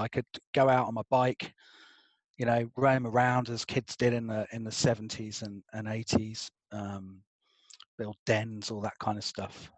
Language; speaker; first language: English; native; English